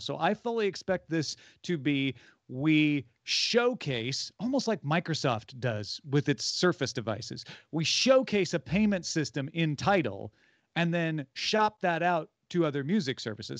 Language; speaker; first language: English; native; English